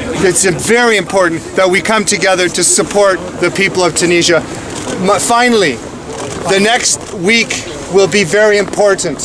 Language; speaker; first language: English; native; English